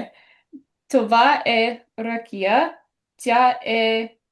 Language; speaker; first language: Bulgarian; non-native, learner; English